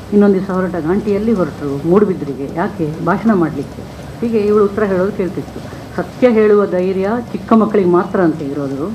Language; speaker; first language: Kannada; native; Kannada